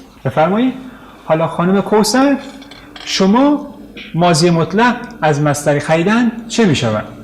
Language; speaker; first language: Persian; non-native, fluent; Urdu